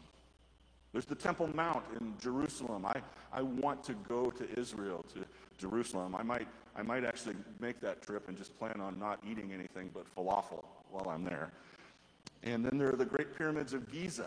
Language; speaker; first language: English; native; English